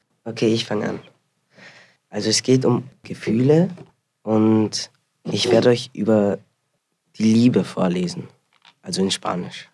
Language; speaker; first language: German; early bilingual, other home language; Spanish